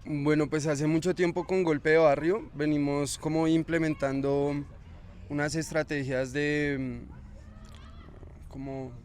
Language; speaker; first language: Spanish; native; Spanish